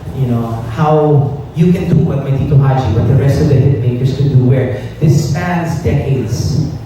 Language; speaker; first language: English; native; English